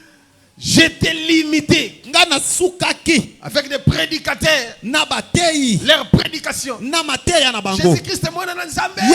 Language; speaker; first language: French; non-native, local second language; Lingala